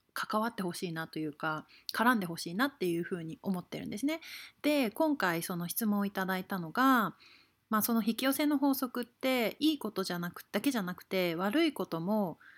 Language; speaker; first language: Japanese; native; Japanese